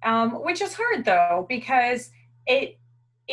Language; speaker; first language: English; native; English